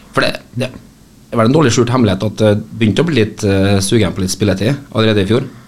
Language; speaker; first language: Norwegian; native; Norwegian